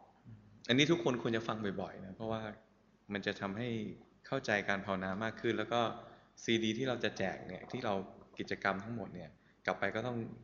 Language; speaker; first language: Thai; native; Thai